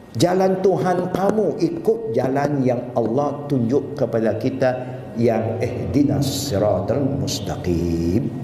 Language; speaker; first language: Malay; non-native, local second language; Chinese